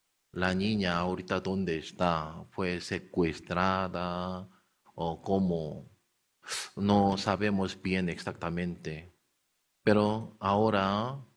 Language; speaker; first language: Spanish; non-native, learner; Korean